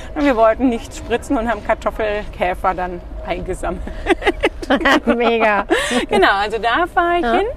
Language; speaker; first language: German; native; German